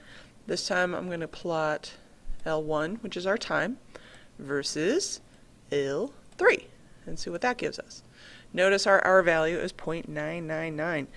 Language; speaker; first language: English; native; English